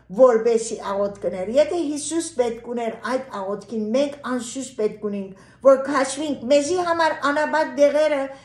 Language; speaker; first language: Armenian; early bilingual, heritage; Armenian